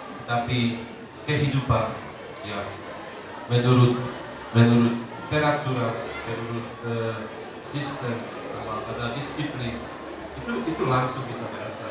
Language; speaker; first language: Indonesian; non-native, fluent; Slovak